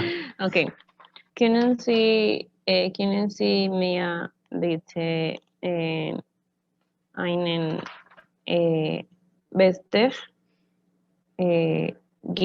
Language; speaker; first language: German; non-native, learner; Spanish